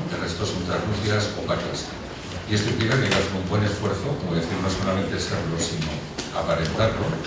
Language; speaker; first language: Spanish; native; Spanish